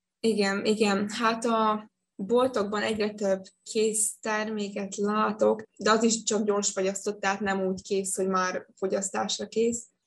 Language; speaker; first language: Hungarian; native; Hungarian